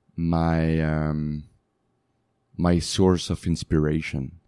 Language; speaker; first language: English; non-native, fluent; French